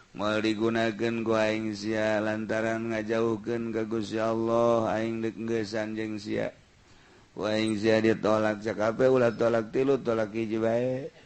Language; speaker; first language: Sundanese; native; Sundanese